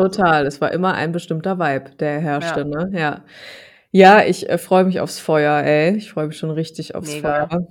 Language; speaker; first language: German; native; German